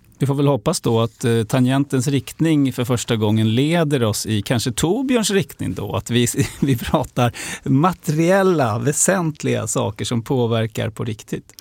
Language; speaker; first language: Swedish; native; Swedish